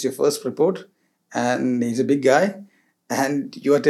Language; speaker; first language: English; non-native, local second language; Malayalam